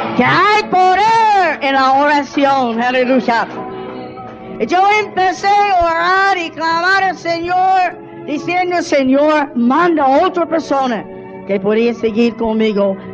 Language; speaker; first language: Spanish; non-native, fluent; English